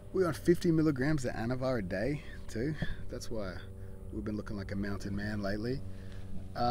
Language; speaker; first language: English; native; English